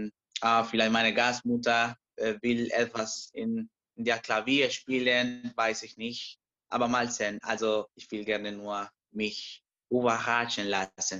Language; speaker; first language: German; non-native, learner; Spanish